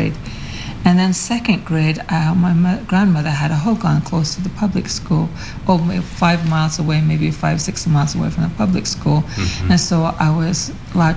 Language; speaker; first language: English; early bilingual, other home language; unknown